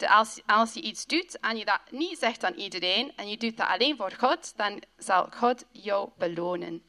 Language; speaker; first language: Dutch; non-native, fluent; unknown